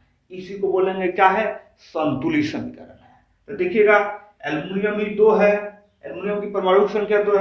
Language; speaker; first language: Hindi; native; Hindi